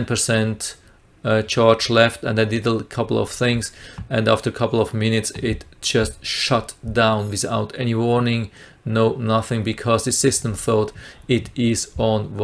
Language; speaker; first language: English; non-native, fluent; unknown